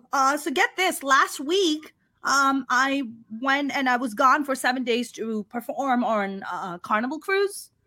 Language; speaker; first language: English; non-native, local second language; Urdu